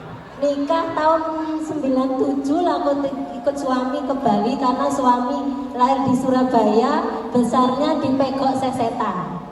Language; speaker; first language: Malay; non-native, local second language; Javanese